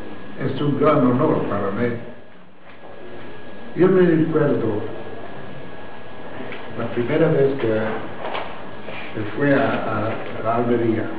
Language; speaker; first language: Spanish; non-native, learner; English